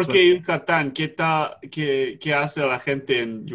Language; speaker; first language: Spanish; non-native, learner; English